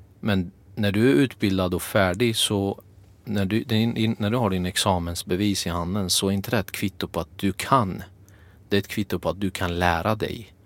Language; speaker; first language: Swedish; early bilingual, other home language; Kurdish